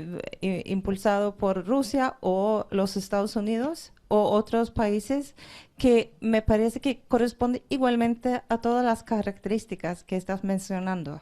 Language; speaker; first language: Spanish; non-native, fluent; Norwegian